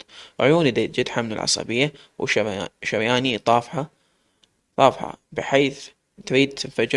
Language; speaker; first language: Arabic; native; Arabic